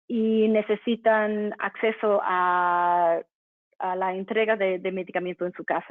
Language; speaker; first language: Spanish; non-native, fluent; English